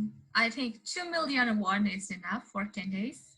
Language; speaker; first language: English; non-native, learner; Mongolian